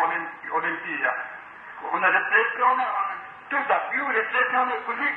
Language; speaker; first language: Italian; non-native, learner; Tibetan